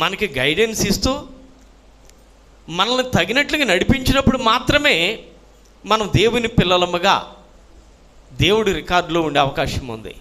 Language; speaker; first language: Telugu; native; Telugu